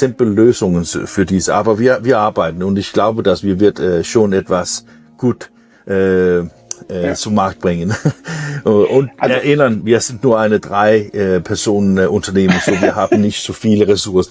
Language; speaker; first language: German; non-native, learner; Danish